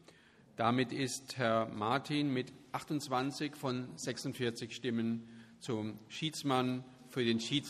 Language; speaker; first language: German; native; German